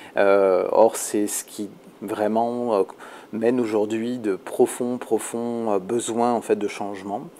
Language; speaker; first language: French; native; French